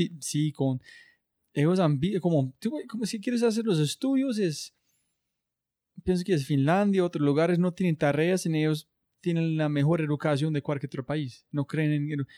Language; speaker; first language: Spanish; non-native, learner; English